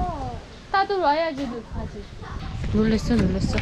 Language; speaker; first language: Korean; non-native, fluent; Uzbek